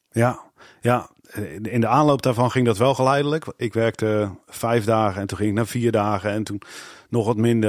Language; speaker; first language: Dutch; native; Dutch